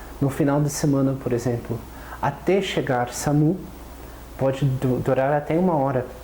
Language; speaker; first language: Portuguese; non-native, fluent; English